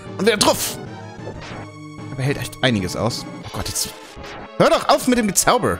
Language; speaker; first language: German; native; German